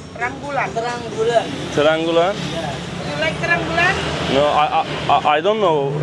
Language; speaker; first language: English; non-native, learner; Turkish